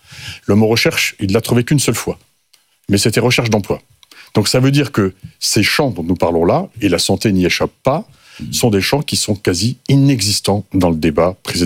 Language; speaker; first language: French; native; French